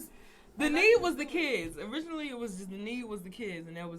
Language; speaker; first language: English; native; English